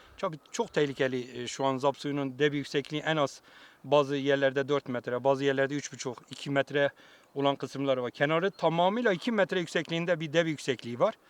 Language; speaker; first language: Turkish; non-native, local second language; Kurdish